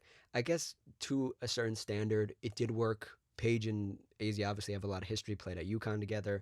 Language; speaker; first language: English; native; English